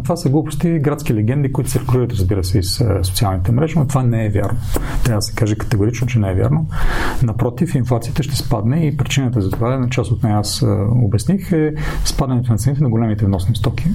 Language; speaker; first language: Bulgarian; native; Bulgarian